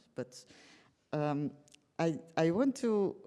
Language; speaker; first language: English; non-native, fluent; Dutch